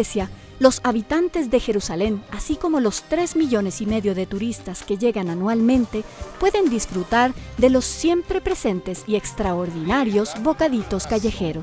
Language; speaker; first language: Spanish; native; Spanish